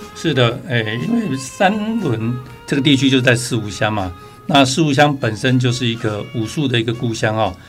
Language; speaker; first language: Chinese; native; Chinese